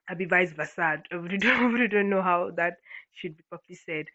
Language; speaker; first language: English; non-native, local second language; Ibibio